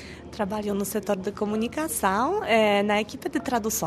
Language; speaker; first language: Portuguese; non-native, fluent; Polish